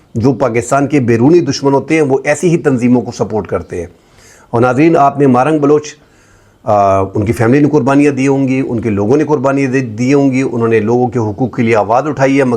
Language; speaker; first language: Urdu; non-native, local second language; Pashto